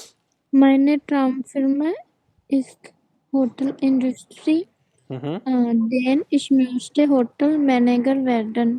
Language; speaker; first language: German; non-native, learner; Hindi